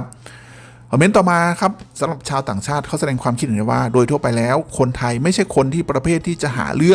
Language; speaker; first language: Thai; native; Thai